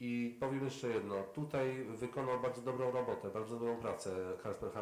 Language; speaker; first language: Polish; native; Polish